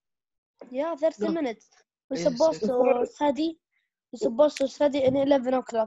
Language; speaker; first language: English; non-native, learner; Arabic